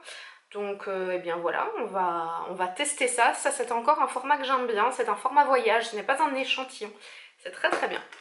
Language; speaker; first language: French; native; French